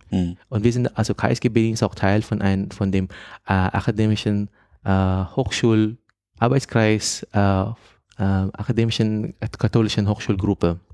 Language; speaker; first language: German; non-native, fluent; Filipino